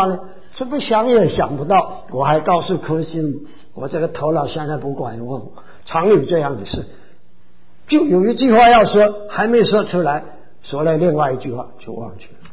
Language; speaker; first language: Chinese; native; Chinese